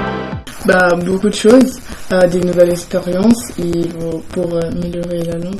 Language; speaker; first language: French; non-native, fluent; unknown